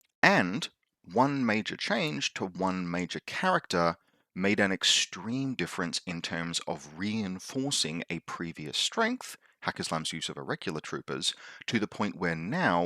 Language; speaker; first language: English; native; English